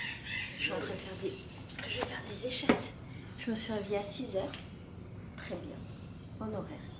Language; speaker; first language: French; native; French